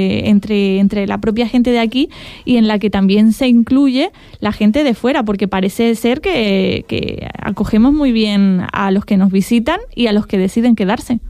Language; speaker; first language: Spanish; native; Spanish